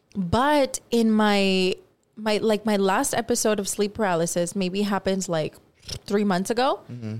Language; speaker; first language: English; early bilingual, other home language; Spanish